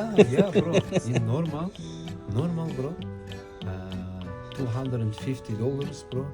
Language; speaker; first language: English; non-native, learner; Kyrgyz